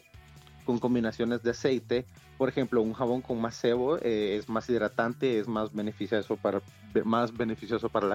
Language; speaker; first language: Spanish; native; Spanish